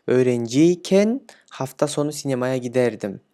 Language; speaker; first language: Turkish; non-native, fluent; Kyrgyz